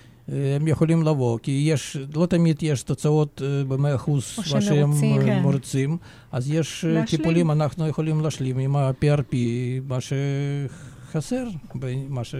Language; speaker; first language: Hebrew; non-native, fluent; Russian